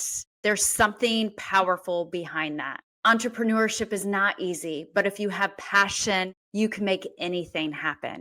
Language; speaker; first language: English; native; English